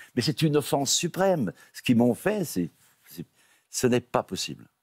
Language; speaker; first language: French; native; French